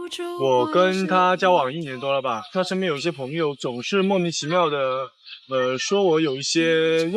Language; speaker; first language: Chinese; native; Chinese